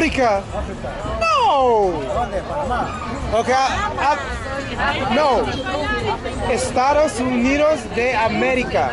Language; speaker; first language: Spanish; non-native, learner; English